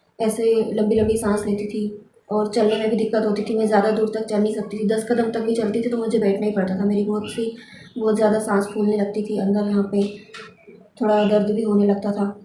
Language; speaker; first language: Hindi; native; Hindi